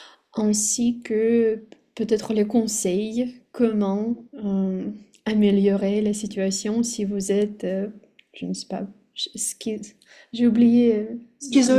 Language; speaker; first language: French; non-native, fluent; Russian